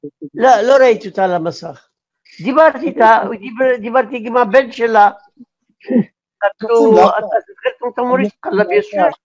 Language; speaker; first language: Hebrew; non-native, learner; Arabic